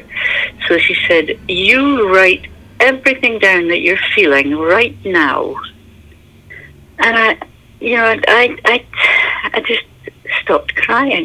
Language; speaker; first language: English; native; English